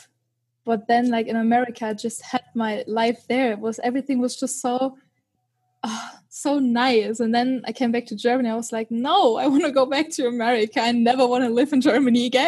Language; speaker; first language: English; non-native, fluent; German